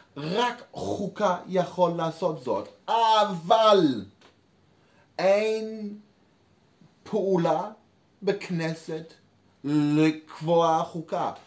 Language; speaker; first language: Hebrew; non-native, fluent; English